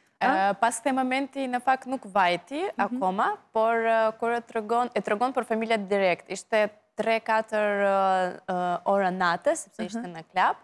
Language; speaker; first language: Albanian; non-native, learner; Russian